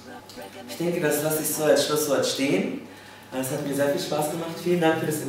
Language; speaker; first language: German; native; German